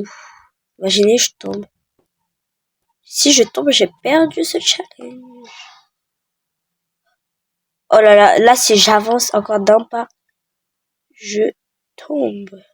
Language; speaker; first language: French; native; French